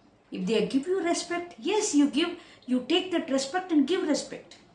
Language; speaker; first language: English; non-native, local second language; Tamil